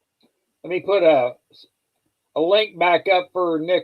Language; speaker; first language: English; native; English